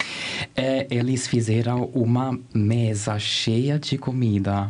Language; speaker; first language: Portuguese; non-native, learner; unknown